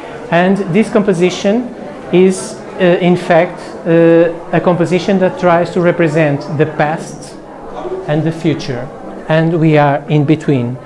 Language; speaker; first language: English; non-native, fluent; Portuguese